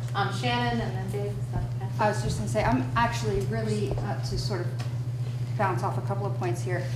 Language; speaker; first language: English; native; English